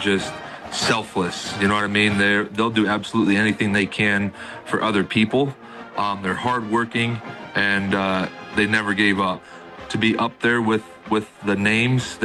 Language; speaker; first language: English; native; English